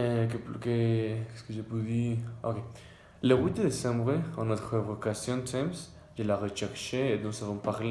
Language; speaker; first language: French; non-native, learner; Spanish